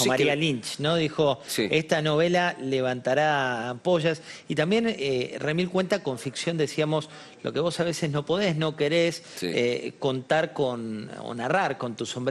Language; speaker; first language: Spanish; native; Spanish